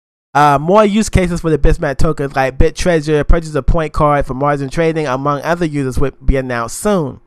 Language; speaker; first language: English; native; English